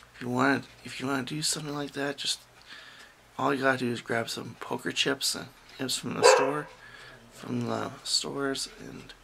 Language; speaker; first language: English; native; English